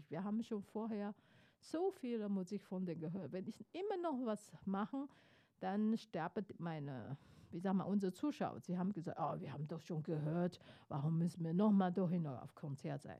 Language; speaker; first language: German; non-native, fluent; Chinese